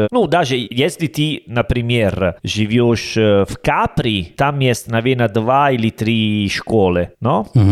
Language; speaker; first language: Russian; non-native, learner; Italian